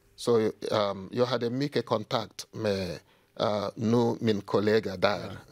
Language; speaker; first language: Swedish; non-native, fluent; Igbo